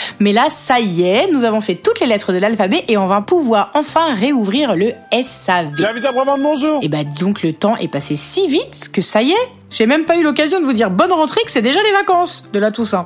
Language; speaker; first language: French; native; French